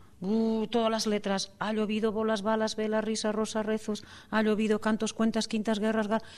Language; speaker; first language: Spanish; non-native, local second language; Catalan